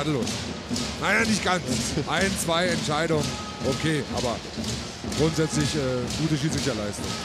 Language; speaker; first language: German; native; German